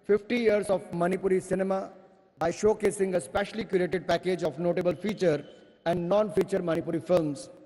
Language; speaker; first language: English; non-native, local second language; Hindi